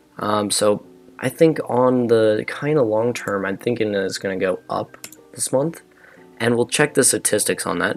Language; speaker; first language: English; native; English